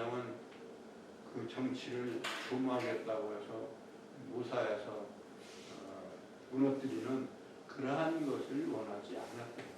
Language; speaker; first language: Korean; native; Korean